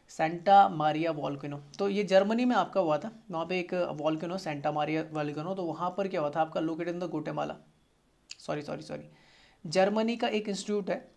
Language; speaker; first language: Hindi; native; Hindi